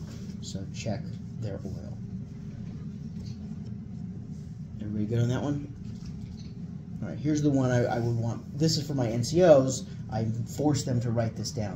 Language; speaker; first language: English; native; English